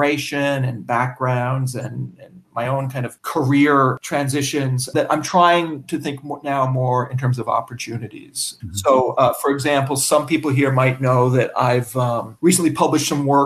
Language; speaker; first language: English; native; English